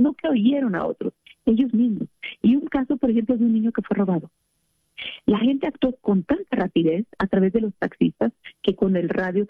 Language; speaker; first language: Spanish; native; Spanish